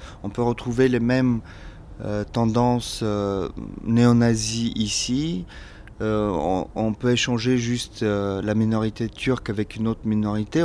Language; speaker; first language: French; non-native, fluent; Bulgarian